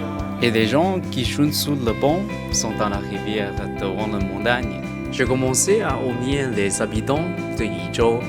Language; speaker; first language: French; non-native, learner; Chinese